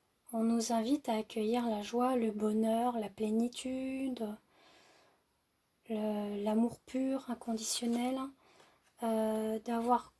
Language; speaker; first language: French; native; French